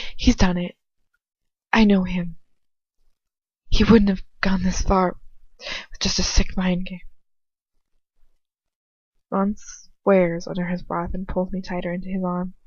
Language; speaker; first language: English; native; English